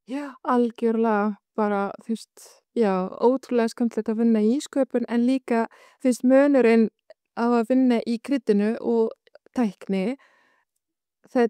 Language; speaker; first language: Icelandic; non-native, fluent; Arabic